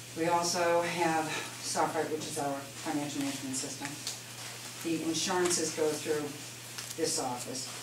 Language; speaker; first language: English; native; English